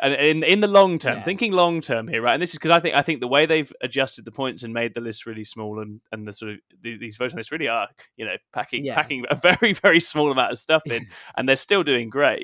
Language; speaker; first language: English; native; English